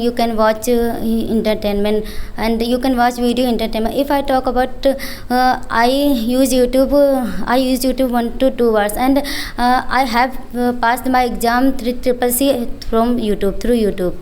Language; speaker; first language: English; non-native, learner; Hindi